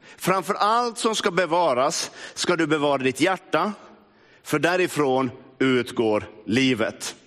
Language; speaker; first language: Swedish; native; Swedish